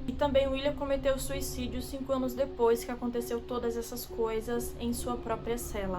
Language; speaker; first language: Portuguese; native; Portuguese